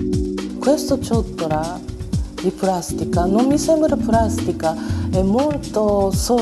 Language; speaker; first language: Italian; non-native, fluent; Japanese